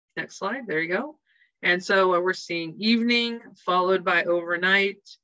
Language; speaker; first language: English; native; English